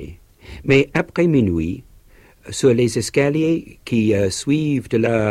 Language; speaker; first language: French; non-native, learner; English